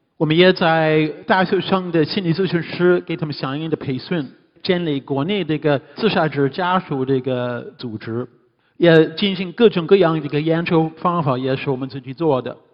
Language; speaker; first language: Chinese; non-native, fluent; English